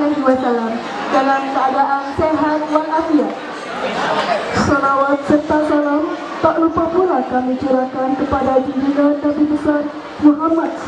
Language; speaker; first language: Indonesian; native; Indonesian